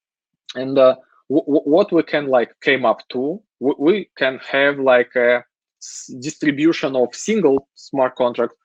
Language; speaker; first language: English; non-native, fluent; Russian